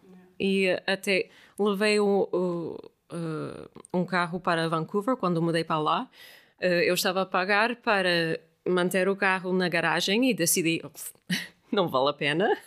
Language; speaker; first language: Portuguese; non-native, fluent; English